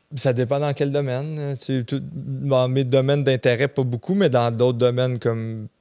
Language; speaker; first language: French; native; French